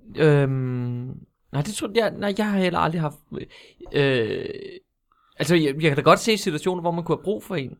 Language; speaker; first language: Danish; native; Danish